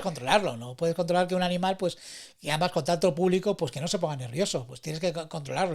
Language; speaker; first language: Spanish; native; Spanish